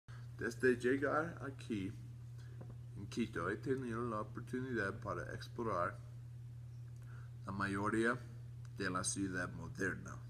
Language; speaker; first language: Spanish; non-native, learner; English